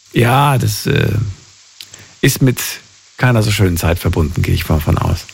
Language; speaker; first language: German; native; German